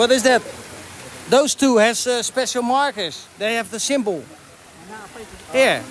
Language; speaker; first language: English; non-native, learner; Dutch